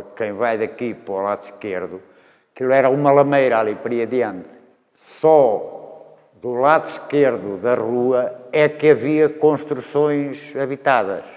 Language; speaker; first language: Portuguese; native; Portuguese